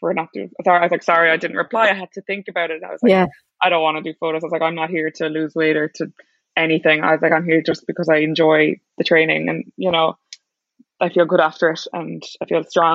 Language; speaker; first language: English; native; English